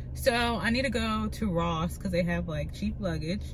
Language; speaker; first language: English; native; English